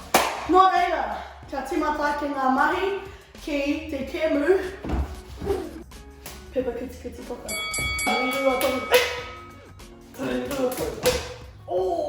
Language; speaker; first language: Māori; non-native, local second language; English